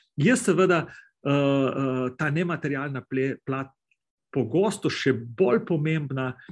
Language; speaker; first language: Slovenian; native; Slovenian